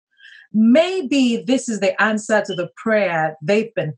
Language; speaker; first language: English; non-native, local second language; Yoruba